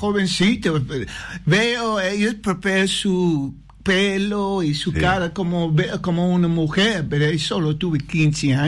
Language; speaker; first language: Spanish; non-native, learner; English